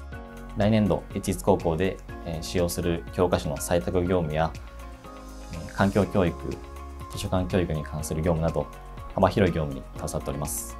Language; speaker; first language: Japanese; native; Japanese